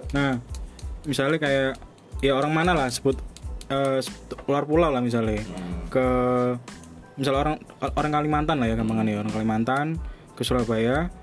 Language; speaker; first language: Indonesian; non-native, local second language; Javanese